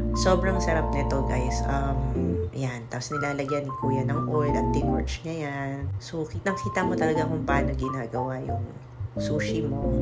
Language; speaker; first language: Filipino; native; Filipino